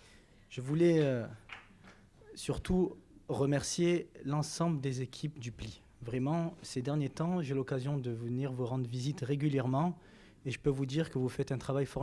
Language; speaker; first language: French; native; French